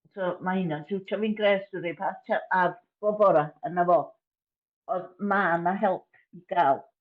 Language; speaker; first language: Welsh; native; Welsh